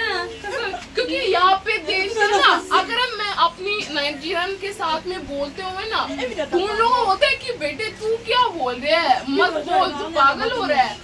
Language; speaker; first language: Hindi; early bilingual, other home language; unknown